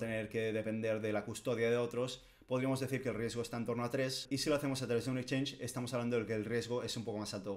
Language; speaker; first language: Spanish; native; Spanish